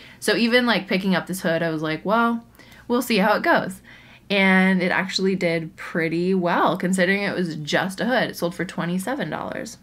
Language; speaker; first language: English; native; English